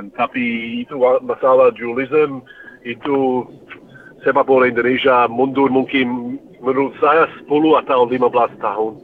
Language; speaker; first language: Indonesian; non-native, fluent; English